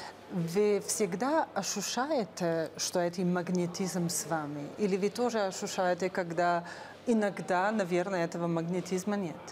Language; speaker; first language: Russian; non-native, fluent; Slovenian